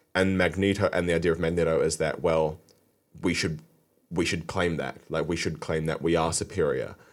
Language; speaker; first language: English; native; English